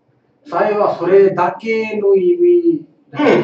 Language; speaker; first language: Japanese; non-native, learner; Tamil